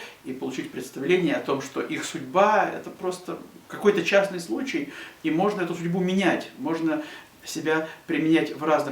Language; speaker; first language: Russian; native; Russian